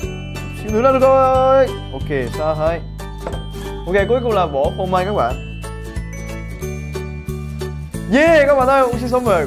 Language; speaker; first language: Vietnamese; non-native, fluent; Korean